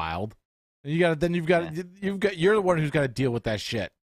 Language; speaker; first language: English; native; English